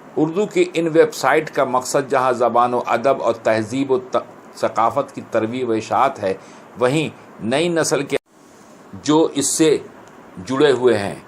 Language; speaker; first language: Urdu; native; Urdu